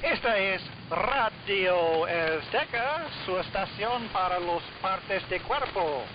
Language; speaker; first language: Spanish; non-native, learner; English